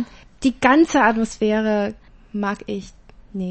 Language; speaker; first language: German; non-native, learner; Chinese